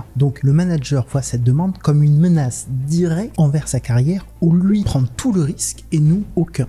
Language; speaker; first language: French; native; French